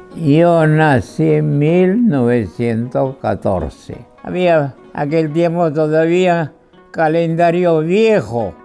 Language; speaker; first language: Spanish; non-native, fluent; Georgian